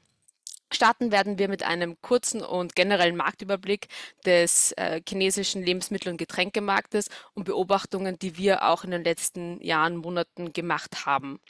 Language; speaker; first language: German; native; German